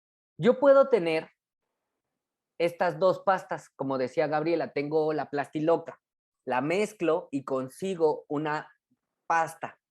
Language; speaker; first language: Spanish; native; Spanish